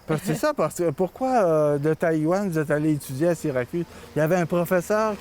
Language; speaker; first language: French; native; French